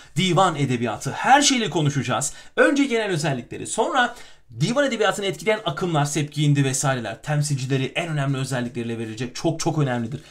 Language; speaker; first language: Turkish; native; Turkish